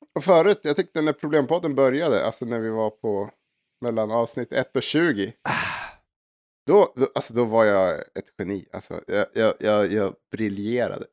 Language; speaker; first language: Swedish; native; Swedish